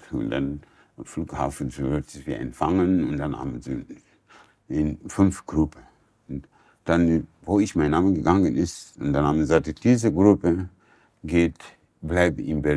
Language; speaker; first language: German; non-native, learner; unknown